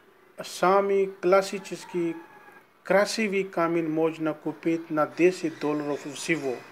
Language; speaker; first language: Russian; non-native, learner; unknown